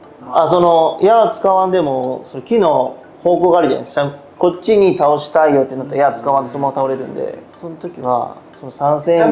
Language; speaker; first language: Japanese; native; Japanese